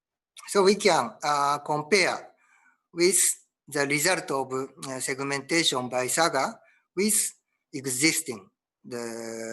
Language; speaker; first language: English; non-native, learner; Japanese